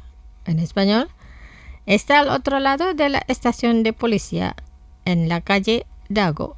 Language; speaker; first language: Spanish; non-native, fluent; Indonesian